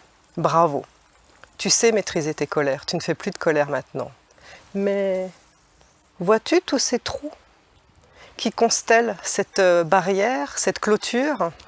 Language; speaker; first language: French; native; French